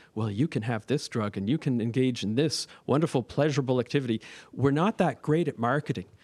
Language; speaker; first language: English; native; English